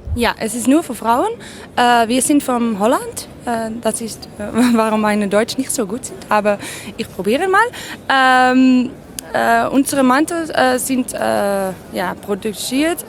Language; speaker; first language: German; non-native, learner; Dutch